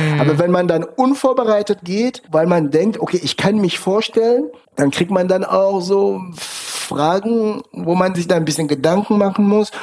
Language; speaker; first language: German; non-native, fluent; French